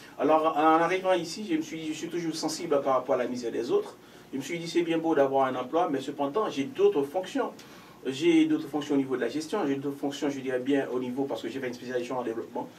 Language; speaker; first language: French; non-native, local second language; Haitian Creole